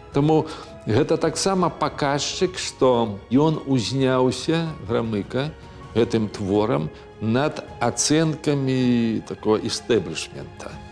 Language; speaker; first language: Belarusian; non-native, local second language; Russian